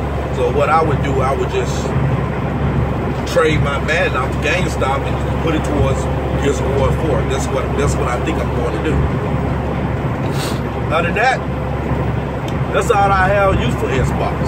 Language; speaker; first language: English; native; English